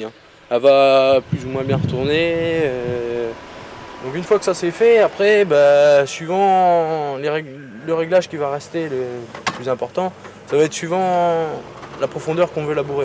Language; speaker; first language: French; native; French